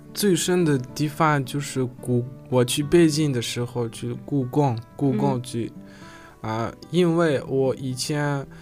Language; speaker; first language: Chinese; non-native, learner; Uzbek